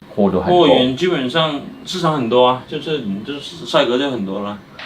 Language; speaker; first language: Chinese; native; Chinese